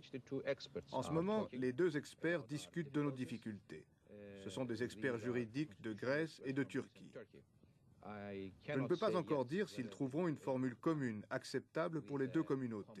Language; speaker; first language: French; non-native, fluent; Turkish